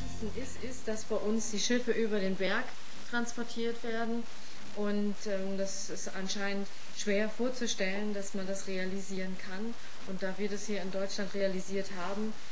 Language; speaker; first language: German; native; German